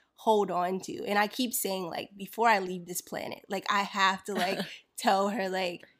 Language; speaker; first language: English; native; English